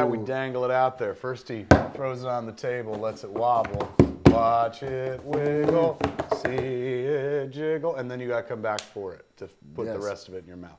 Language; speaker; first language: English; native; English